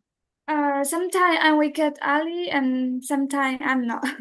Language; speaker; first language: English; non-native, learner; Burmese